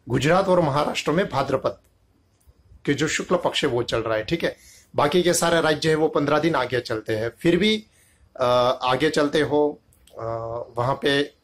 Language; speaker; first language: Hindi; non-native, local second language; Gujarati